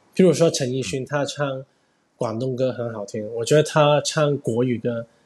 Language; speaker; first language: Chinese; non-native, fluent; Cantonese